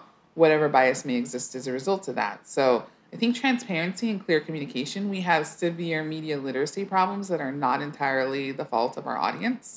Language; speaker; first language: English; native; English